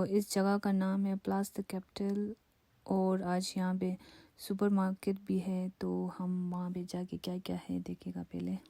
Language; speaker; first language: Hindi; non-native, local second language; Tibetan